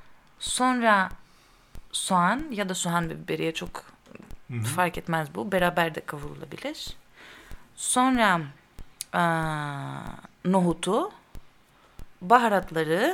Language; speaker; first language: Turkish; non-native, learner; Greek